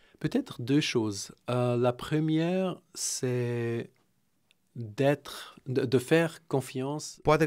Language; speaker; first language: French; non-native, fluent; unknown